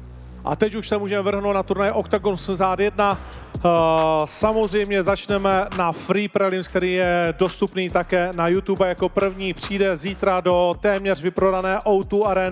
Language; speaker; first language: Czech; native; Czech